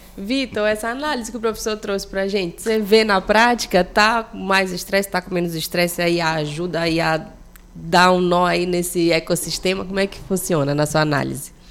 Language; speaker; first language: Portuguese; native; Portuguese